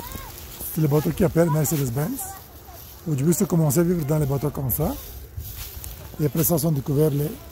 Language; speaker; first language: French; non-native, learner; Bulgarian